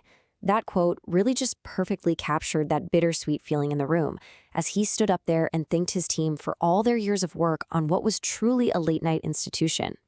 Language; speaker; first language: English; native; English